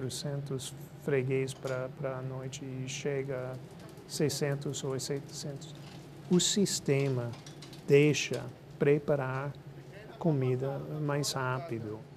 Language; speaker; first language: Portuguese; non-native, fluent; English